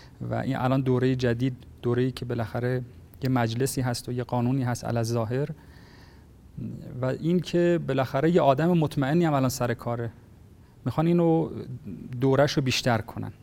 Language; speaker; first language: Persian; native; Persian